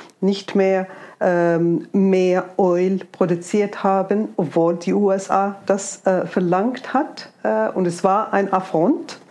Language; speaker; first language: German; non-native, fluent; Arabic